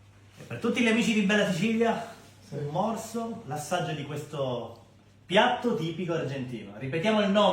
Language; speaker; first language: Italian; native; Italian